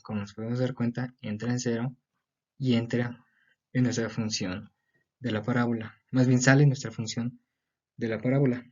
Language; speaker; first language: Spanish; native; Spanish